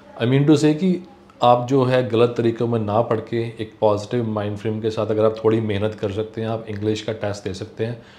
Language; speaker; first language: Hindi; non-native, local second language; Punjabi